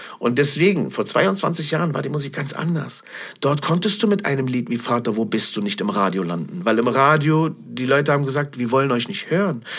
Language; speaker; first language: German; native; German